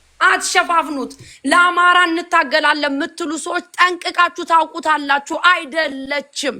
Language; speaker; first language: Amharic; native; Amharic